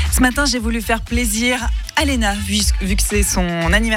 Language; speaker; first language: French; native; French